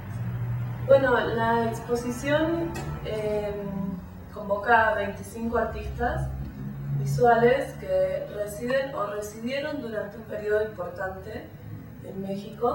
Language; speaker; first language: Spanish; native; Spanish